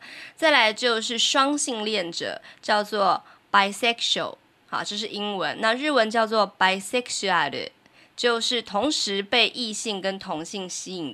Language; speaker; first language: Chinese; native; Chinese